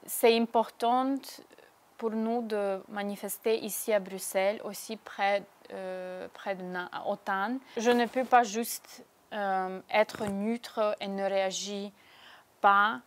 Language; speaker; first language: French; non-native, fluent; Ukrainian